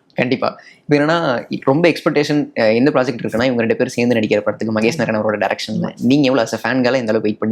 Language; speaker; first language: Tamil; native; Tamil